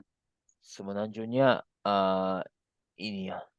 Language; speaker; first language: Indonesian; non-native, learner; Japanese